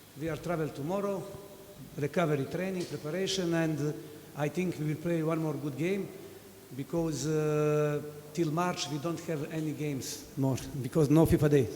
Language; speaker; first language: English; non-native, fluent; Serbian